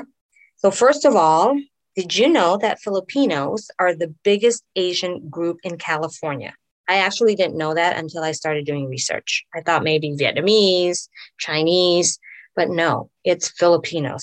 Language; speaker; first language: English; non-native, local second language; Filipino